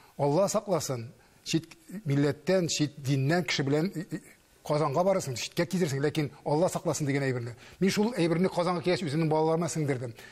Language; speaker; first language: Tatar; native; Tatar